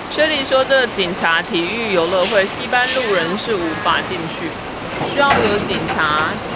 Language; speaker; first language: Chinese; native; Chinese